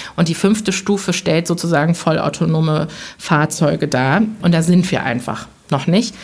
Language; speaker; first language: German; early bilingual, other home language; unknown